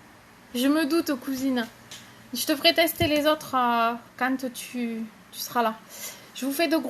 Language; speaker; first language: French; native; French